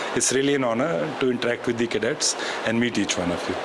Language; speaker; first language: English; non-native, local second language; Hindi